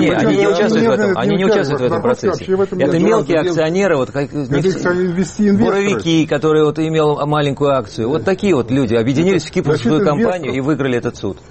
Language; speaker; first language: Russian; native; Russian